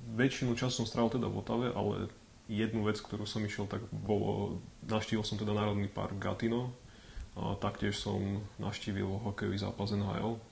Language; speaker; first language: Slovak; native; Slovak